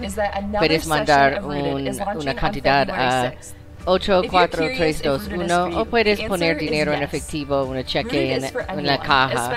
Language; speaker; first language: Spanish; non-native, learner; English